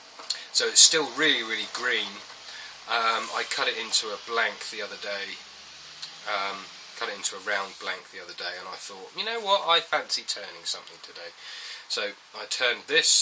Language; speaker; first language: English; native; English